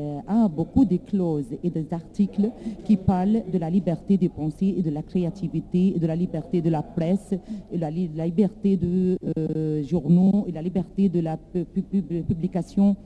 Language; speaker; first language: French; non-native, learner; Arabic